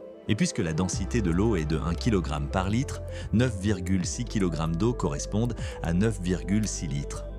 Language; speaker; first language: French; native; French